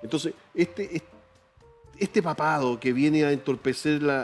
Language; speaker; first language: Spanish; native; Spanish